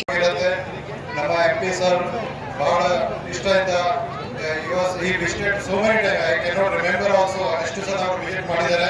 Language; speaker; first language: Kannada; non-native, local second language; Tamil